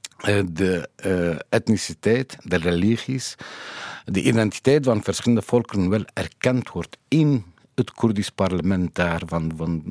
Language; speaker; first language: Dutch; non-native, fluent; Kurdish